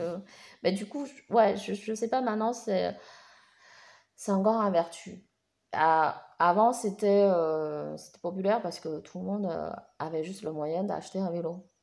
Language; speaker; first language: French; non-native, fluent; Chinese